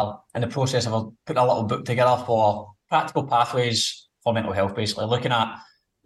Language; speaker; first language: English; native; English